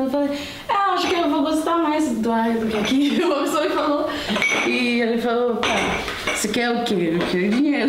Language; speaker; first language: Portuguese; non-native, fluent; Haitian Creole